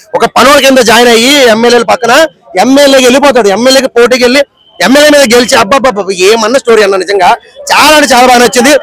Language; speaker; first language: Telugu; native; Telugu